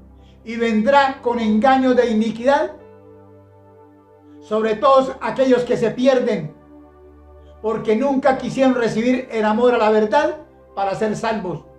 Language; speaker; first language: Spanish; native; Spanish